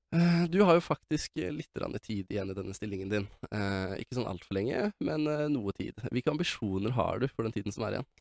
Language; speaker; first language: Norwegian; native; Norwegian